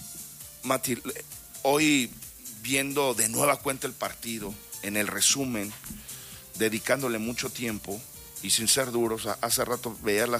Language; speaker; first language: Spanish; native; Spanish